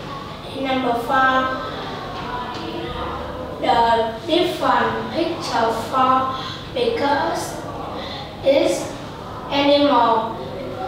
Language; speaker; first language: English; non-native, learner; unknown